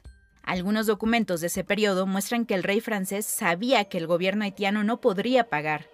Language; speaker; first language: Spanish; native; Spanish